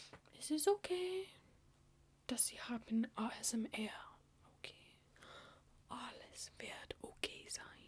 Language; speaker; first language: German; non-native, learner; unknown